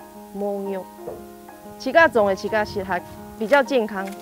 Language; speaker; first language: Chinese; native; Chinese